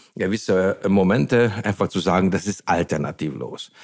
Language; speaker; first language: German; non-native, fluent; Hungarian